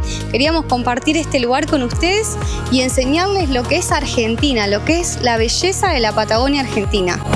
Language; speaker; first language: Spanish; native; Spanish